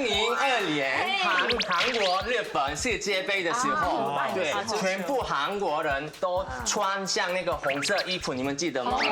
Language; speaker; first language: Chinese; non-native, fluent; Korean